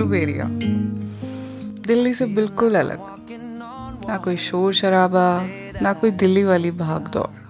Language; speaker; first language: Hindi; native; Hindi